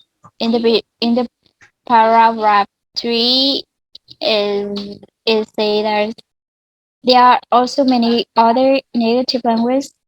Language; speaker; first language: English; non-native, learner; Vietnamese